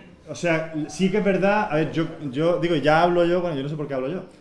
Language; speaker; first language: Spanish; native; Spanish